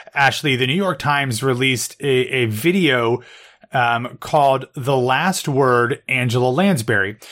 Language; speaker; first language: English; native; English